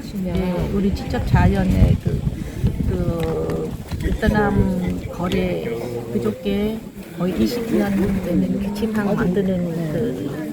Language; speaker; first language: Korean; non-native, fluent; Vietnamese